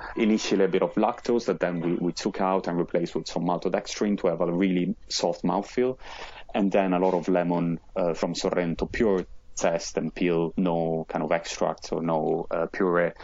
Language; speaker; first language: English; non-native, fluent; Italian